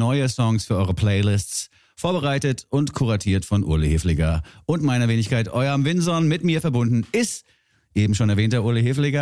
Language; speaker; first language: German; native; German